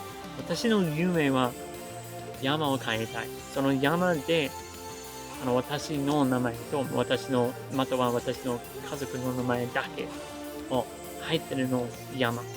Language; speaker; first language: Japanese; non-native, learner; English